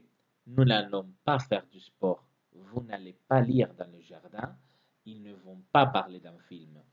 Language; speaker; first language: French; non-native, fluent; Spanish